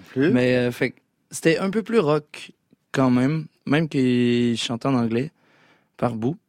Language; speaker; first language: French; native; French